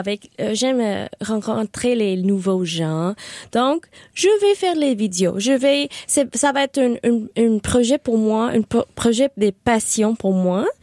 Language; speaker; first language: French; non-native, learner; Spanish